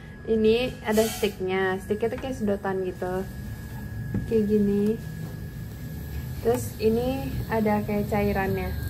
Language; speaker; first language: Indonesian; early bilingual, heritage; Indonesian